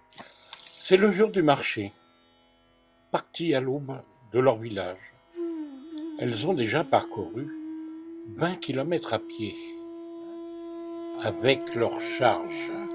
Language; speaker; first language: French; native; French